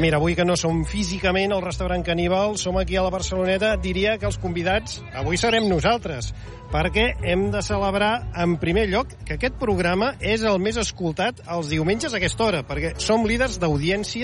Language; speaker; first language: Catalan; native; Catalan